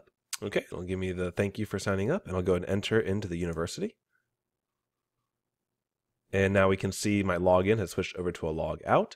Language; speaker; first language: English; native; English